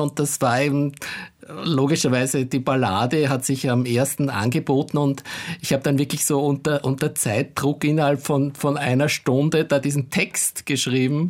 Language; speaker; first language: German; native; German